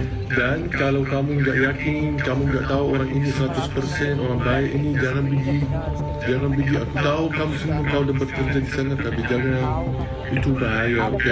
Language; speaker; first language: Indonesian; non-native, fluent; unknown